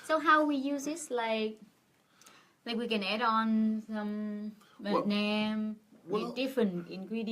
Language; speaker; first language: English; non-native, fluent; Vietnamese